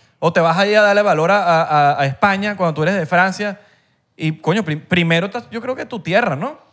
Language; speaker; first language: Spanish; native; Spanish